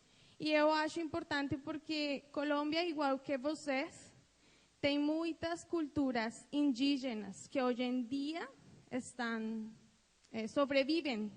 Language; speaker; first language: Portuguese; non-native, fluent; Spanish